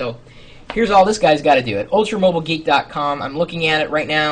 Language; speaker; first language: English; native; English